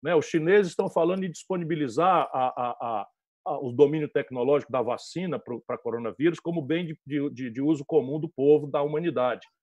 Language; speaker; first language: Portuguese; native; Portuguese